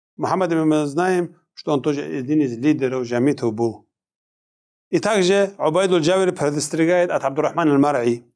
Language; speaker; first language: Russian; non-native, local second language; Kumyk